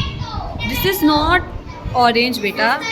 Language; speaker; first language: English; non-native, local second language; Hindi